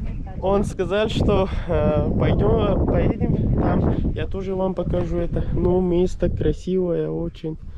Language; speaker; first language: Russian; non-native, learner; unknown